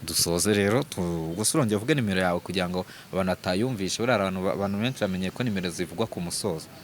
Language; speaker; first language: Kinyarwanda; native; Kinyarwanda